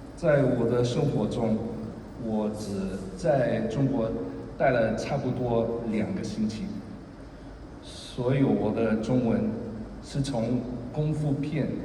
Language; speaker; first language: Chinese; early bilingual, heritage; Chinese